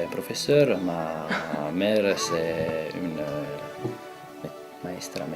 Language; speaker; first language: French; non-native, local second language; Italian